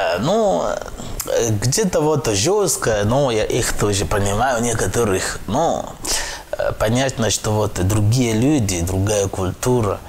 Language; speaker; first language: Russian; non-native, fluent; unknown